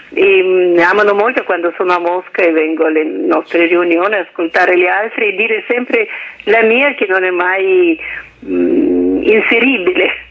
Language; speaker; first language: Italian; non-native, fluent; Russian